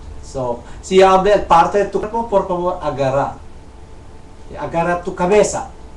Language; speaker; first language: Spanish; non-native, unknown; Chavacano